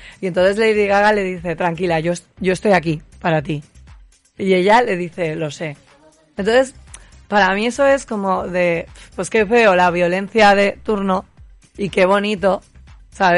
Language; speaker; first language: Spanish; native; Spanish